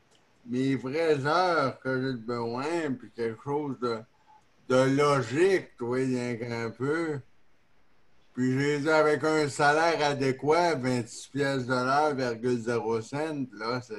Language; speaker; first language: French; native; French